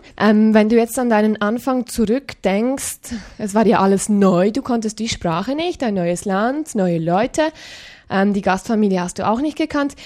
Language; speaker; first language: German; native; German